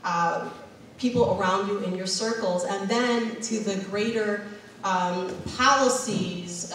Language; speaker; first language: English; native; English